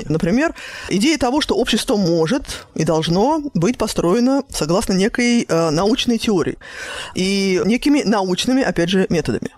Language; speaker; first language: Russian; native; Russian